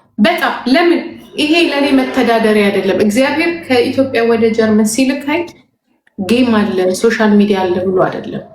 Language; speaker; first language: Amharic; native; Amharic